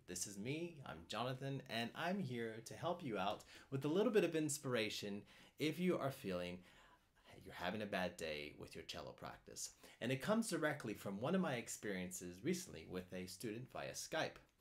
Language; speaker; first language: English; native; English